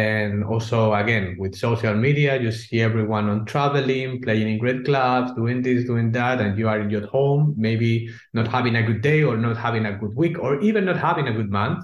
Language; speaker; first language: English; non-native, fluent; Spanish